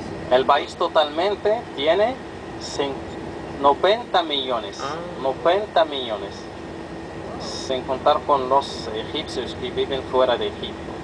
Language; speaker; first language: Spanish; non-native, fluent; Arabic